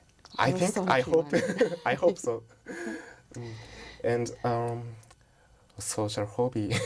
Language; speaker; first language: English; non-native, learner; Japanese